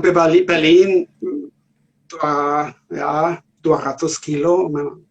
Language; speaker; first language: Indonesian; non-native, learner; German